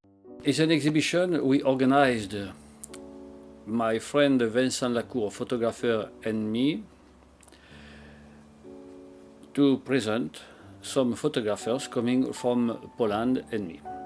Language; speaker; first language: English; non-native, learner; French